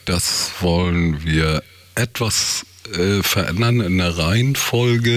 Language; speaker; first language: German; native; German